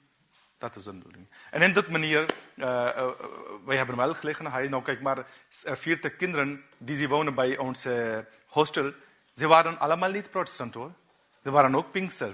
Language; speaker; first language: Dutch; non-native, learner; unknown